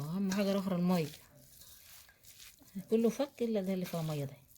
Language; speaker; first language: Arabic; native; Arabic